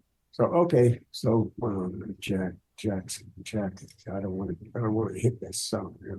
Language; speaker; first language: English; native; English